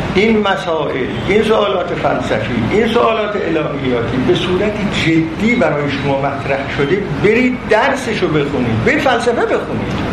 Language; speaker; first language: Persian; non-native, local second language; Azerbaijani